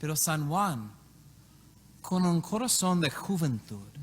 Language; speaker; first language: Spanish; non-native, learner; English